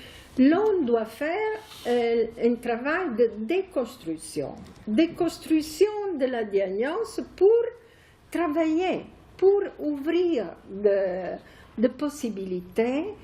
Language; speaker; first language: French; non-native, fluent; Italian